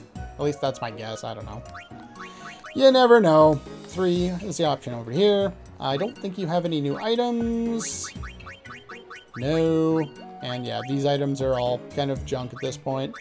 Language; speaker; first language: English; native; English